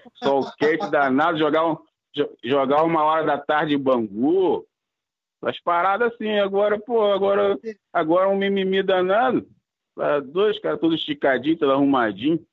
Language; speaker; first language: Portuguese; native; Portuguese